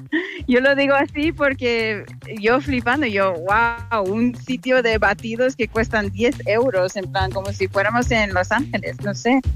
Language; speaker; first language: Spanish; non-native, fluent; English